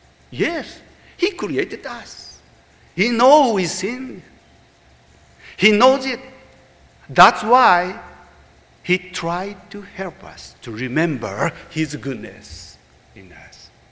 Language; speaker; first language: English; non-native, fluent; Japanese